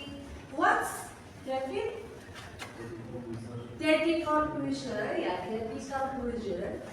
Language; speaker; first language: English; non-native, fluent; Indonesian